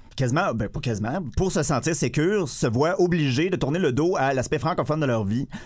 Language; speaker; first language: French; native; French